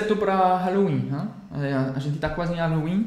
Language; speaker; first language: Portuguese; non-native, fluent; French